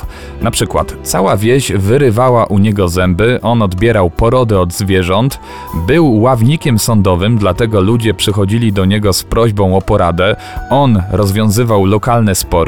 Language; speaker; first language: Polish; native; Polish